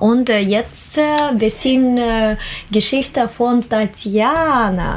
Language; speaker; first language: German; non-native, learner; Russian